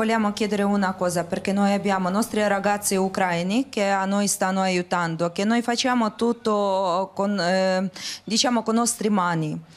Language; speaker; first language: Italian; non-native, learner; Ukrainian